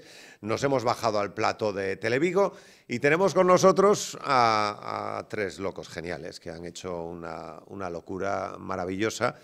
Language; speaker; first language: Spanish; native; Spanish